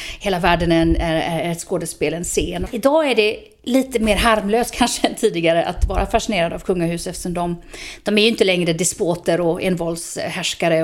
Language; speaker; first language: Swedish; native; Swedish